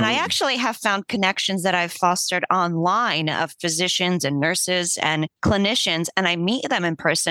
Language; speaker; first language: English; early bilingual, other home language; Polish